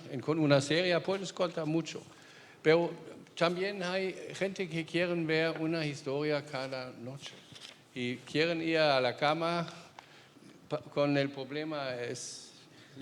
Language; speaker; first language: Spanish; non-native, fluent; German